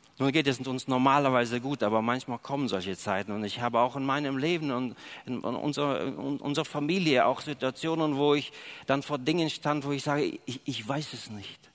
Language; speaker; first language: German; early bilingual, other home language; Russian